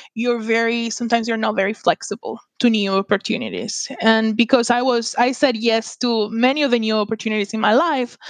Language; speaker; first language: English; non-native, fluent; Spanish